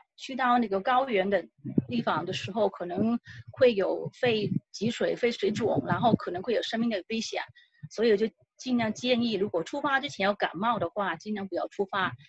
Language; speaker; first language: Chinese; non-native, local second language; Cantonese